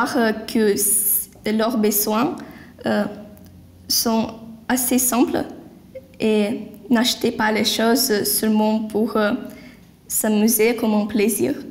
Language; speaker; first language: French; non-native, learner; Lithuanian